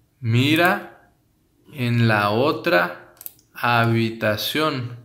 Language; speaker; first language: Spanish; native; Spanish